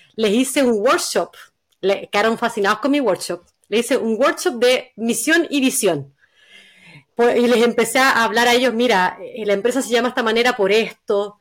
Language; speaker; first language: Spanish; native; Spanish